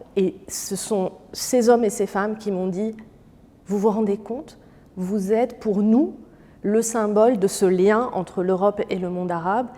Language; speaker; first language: French; early bilingual, other home language; Arabic